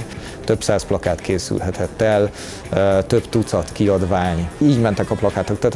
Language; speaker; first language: Hungarian; native; Hungarian